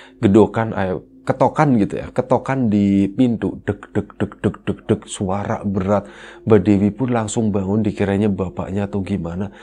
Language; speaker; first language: Indonesian; native; Indonesian